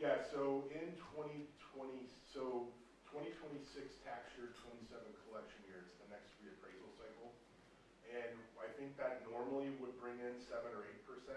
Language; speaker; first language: English; native; English